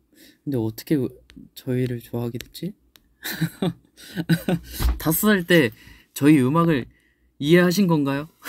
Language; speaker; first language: Korean; native; Korean